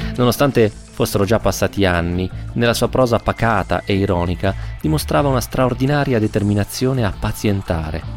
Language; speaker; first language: Italian; native; Italian